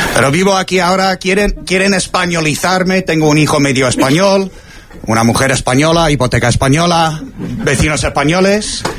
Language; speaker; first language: Spanish; non-native, fluent; English